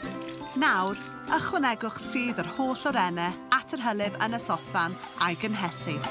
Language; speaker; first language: Welsh; native; Welsh